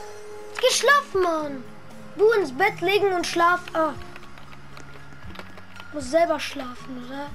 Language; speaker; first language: German; native; German